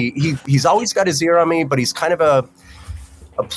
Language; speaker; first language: English; native; English